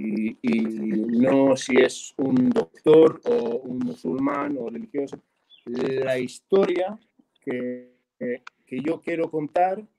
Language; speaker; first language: Spanish; non-native, fluent; Hebrew